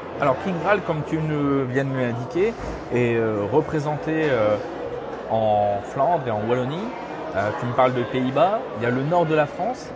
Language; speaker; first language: French; native; French